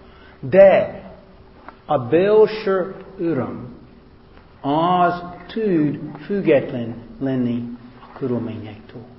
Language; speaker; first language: Hungarian; non-native, fluent; English